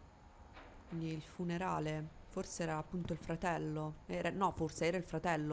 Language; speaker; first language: Italian; native; Italian